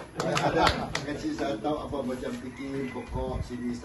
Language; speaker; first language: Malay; non-native, local second language; Chinese